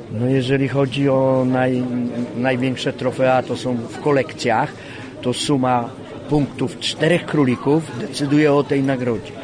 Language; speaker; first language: Polish; native; Polish